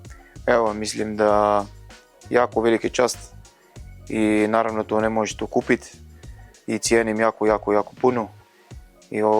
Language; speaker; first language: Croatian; non-native, learner; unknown